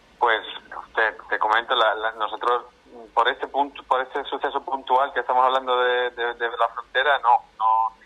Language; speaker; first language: Spanish; native; Spanish